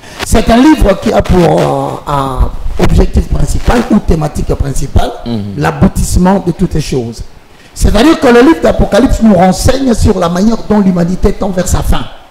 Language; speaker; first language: French; non-native, local second language; Lingala